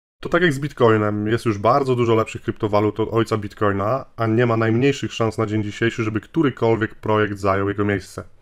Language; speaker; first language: Polish; native; Polish